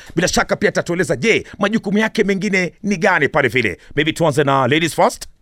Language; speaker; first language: Swahili; native; Swahili